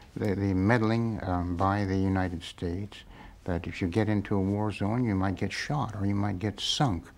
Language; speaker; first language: English; native; English